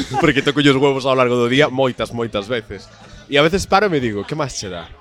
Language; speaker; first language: Galician; non-native, local second language; Spanish